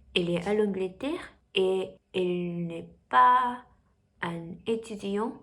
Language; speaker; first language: French; non-native, learner; Japanese